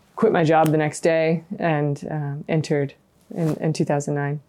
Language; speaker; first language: English; native; English